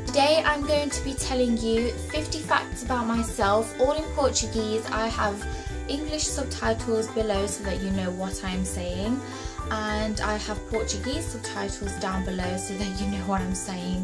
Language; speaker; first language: English; early bilingual, other home language; Portuguese